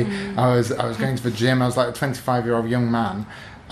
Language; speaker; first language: English; native; English